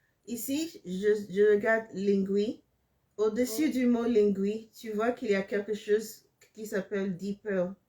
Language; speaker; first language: French; non-native, fluent; English